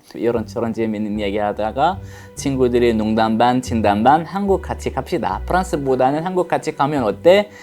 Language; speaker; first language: Korean; non-native, fluent; Arabic